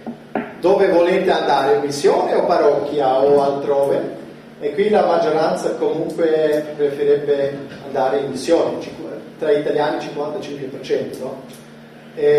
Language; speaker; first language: Italian; non-native, fluent; German